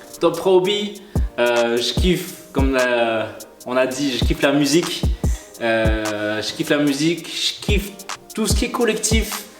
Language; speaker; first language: French; early bilingual, other home language; Malagasy